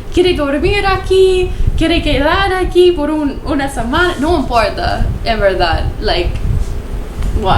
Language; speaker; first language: Spanish; non-native, learner; English